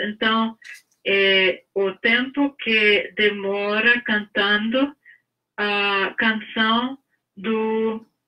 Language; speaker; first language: Portuguese; non-native, fluent; English